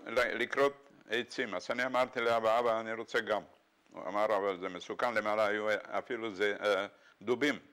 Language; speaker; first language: Hebrew; non-native, fluent; Bulgarian